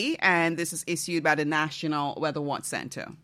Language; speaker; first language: English; native; English